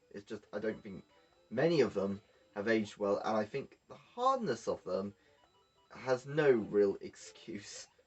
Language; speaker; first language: English; native; English